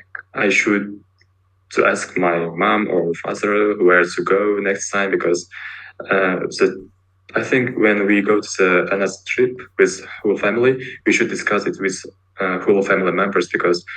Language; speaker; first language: English; non-native, learner; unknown